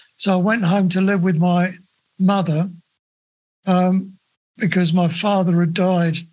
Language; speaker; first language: English; native; English